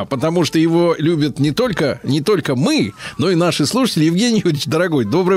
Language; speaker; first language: Russian; native; Russian